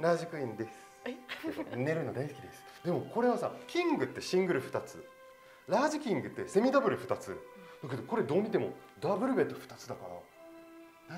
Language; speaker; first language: Japanese; non-native, fluent; French